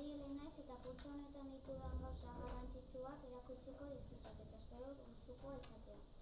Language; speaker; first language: Basque; non-native, local second language; Spanish